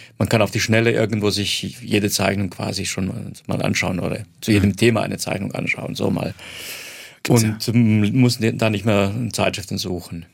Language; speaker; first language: German; non-native, fluent; Croatian